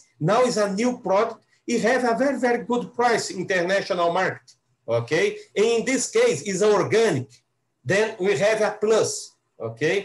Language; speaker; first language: English; non-native, learner; Portuguese